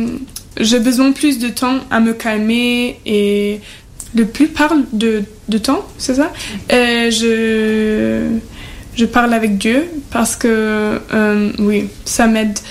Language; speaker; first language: French; non-native, fluent; German